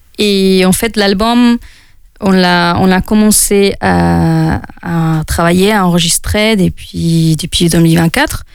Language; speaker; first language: French; non-native, fluent; Spanish